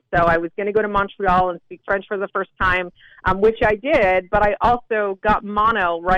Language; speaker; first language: English; native; English